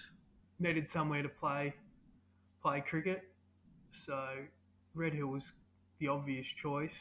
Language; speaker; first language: English; native; English